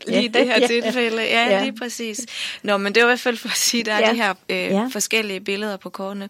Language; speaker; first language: Danish; native; Danish